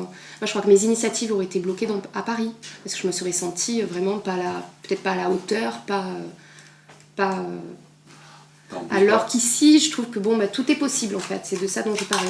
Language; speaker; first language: French; native; French